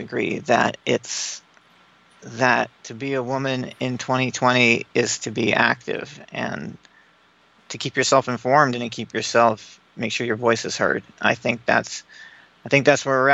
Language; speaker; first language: English; native; English